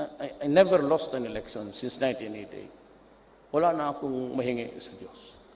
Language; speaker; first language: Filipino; non-native, local second language; Cebuano